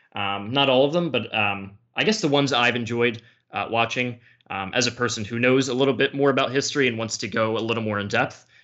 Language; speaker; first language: English; native; English